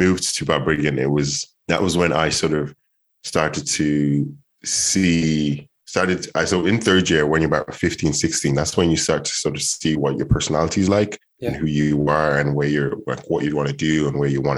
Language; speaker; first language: English; native; English